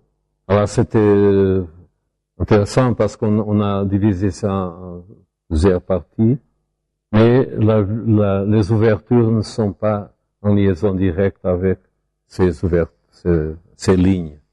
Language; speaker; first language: French; non-native, fluent; Portuguese